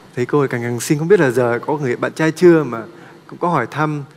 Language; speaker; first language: Vietnamese; native; Vietnamese